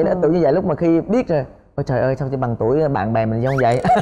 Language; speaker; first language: Vietnamese; native; Vietnamese